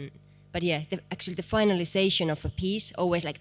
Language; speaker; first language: English; non-native, fluent; Finnish